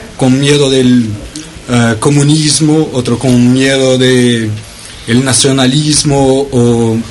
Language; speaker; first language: Spanish; non-native, fluent; Portuguese